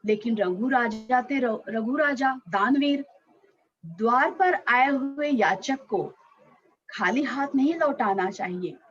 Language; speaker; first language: Hindi; non-native, local second language; Marathi